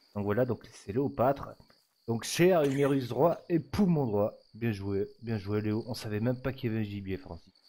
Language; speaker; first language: French; native; French